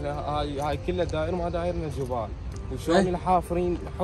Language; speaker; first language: Arabic; native; Arabic